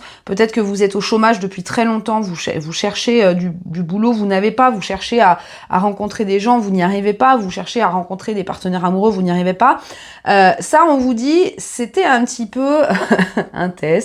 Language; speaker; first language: French; native; French